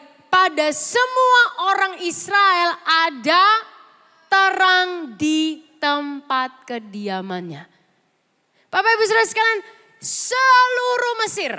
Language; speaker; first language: Indonesian; native; Indonesian